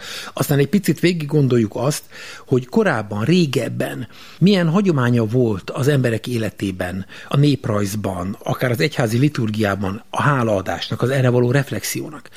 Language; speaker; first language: Hungarian; native; Hungarian